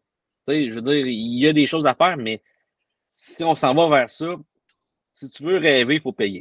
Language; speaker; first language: French; native; French